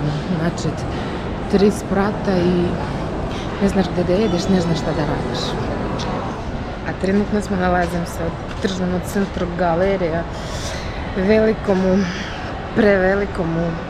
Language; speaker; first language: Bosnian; non-native, learner; Ukrainian